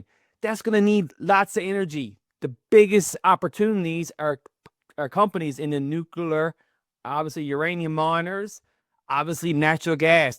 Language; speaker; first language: English; native; English